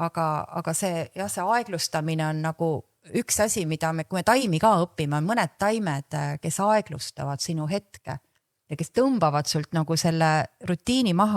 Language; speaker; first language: Estonian; native; Estonian